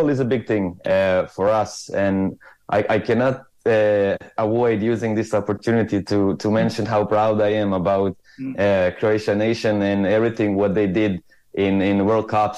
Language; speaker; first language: English; non-native, fluent; Croatian